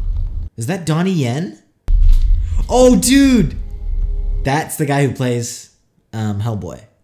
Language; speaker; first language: English; native; English